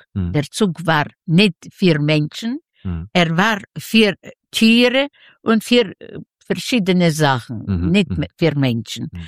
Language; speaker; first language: German; non-native, learner; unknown